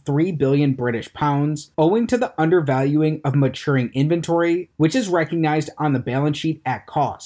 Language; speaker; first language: English; native; English